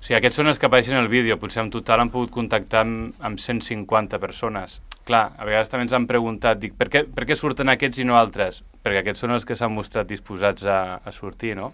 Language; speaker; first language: Catalan; native; Catalan